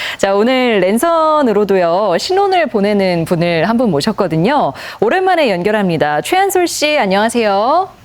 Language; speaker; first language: Korean; native; Korean